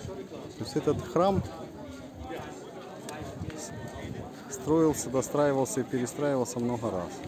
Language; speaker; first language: Russian; native; Russian